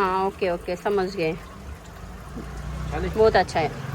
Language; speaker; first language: Hindi; non-native, local second language; Telugu